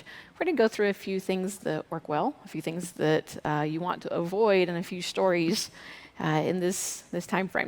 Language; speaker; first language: English; native; English